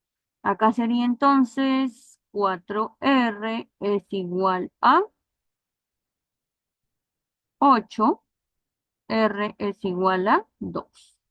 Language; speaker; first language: Spanish; native; Spanish